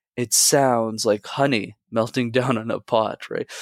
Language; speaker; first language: English; native; English